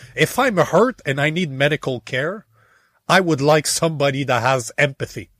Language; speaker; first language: English; native; English